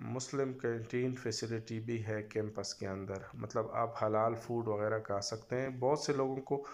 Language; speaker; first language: Urdu; non-native, local second language; Pashto